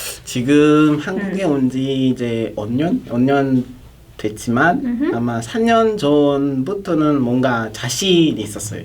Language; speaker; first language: Korean; non-native, fluent; Kinyarwanda